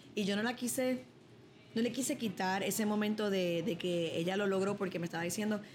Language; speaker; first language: Spanish; early bilingual, other home language; English